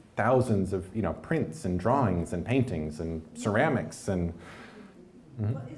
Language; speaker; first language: English; native; English